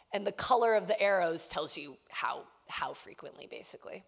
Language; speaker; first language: English; native; English